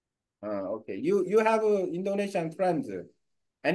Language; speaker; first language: English; non-native, learner; Korean